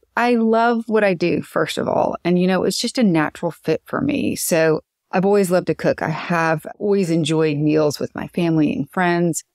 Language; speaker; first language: English; native; English